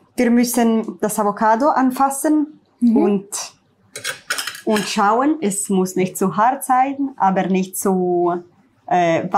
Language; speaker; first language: German; non-native, learner; Italian